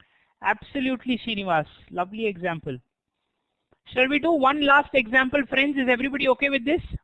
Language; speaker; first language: English; non-native, local second language; Hindi